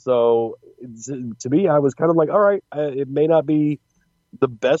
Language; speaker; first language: English; native; English